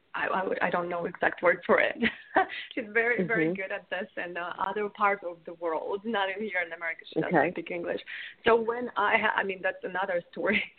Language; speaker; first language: English; non-native, fluent; Russian